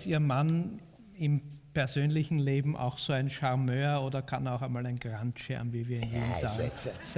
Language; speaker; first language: German; native; German